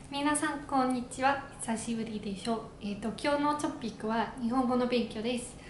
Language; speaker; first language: Japanese; non-native, learner; English